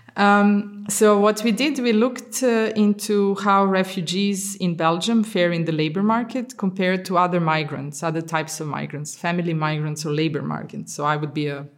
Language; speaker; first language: English; non-native, fluent; Serbian